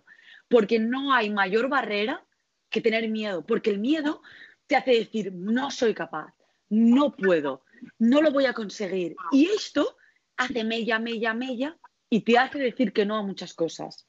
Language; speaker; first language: Spanish; native; Spanish